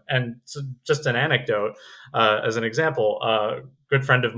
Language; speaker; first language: English; native; English